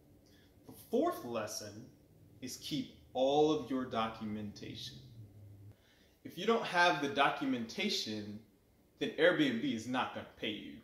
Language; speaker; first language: English; native; English